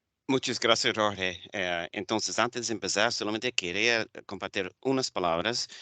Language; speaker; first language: Spanish; non-native, fluent; English